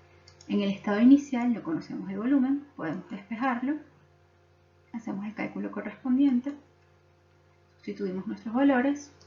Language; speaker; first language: Spanish; native; Spanish